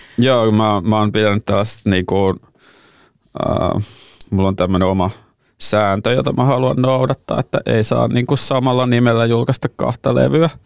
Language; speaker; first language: Finnish; native; Finnish